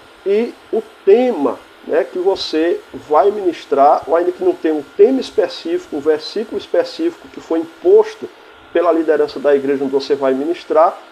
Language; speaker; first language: Portuguese; native; Portuguese